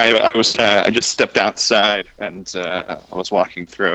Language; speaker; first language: English; native; English